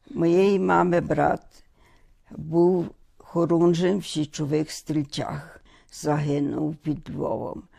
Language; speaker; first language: Ukrainian; native; Ukrainian